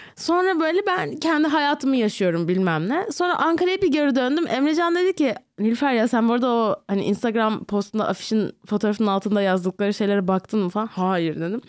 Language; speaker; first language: Turkish; native; Turkish